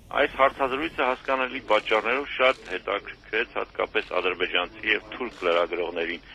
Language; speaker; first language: Armenian; native; Armenian